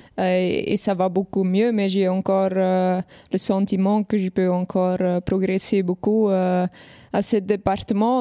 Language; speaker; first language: French; non-native, local second language; Dutch